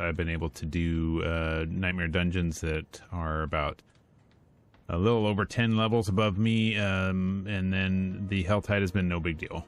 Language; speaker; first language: English; native; English